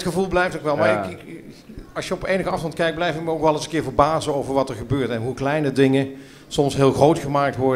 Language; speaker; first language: Dutch; native; Dutch